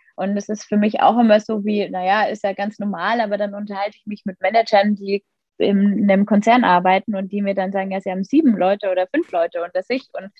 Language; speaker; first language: German; native; German